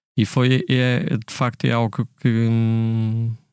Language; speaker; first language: Portuguese; native; Portuguese